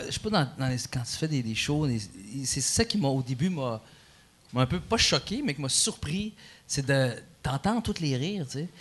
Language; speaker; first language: French; early bilingual, other home language; Arabic